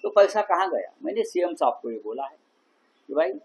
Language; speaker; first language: Hindi; non-native, local second language; Marathi